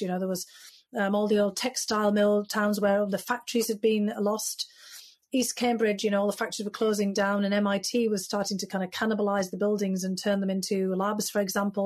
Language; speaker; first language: English; native; English